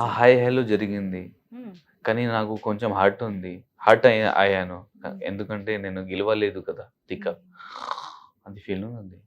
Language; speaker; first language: Telugu; non-native, learner; Hindi